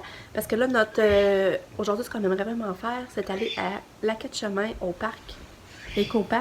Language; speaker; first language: French; native; French